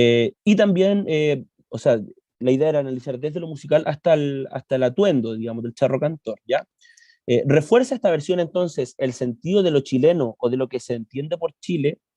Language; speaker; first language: Spanish; native; Spanish